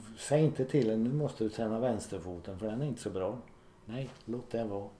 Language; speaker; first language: Swedish; native; Swedish